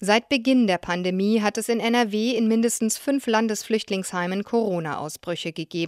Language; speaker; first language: German; native; German